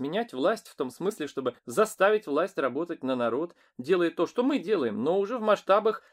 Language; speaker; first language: Russian; native; Russian